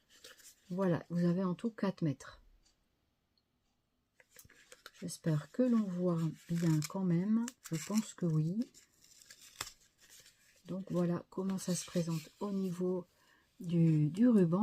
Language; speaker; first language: French; native; French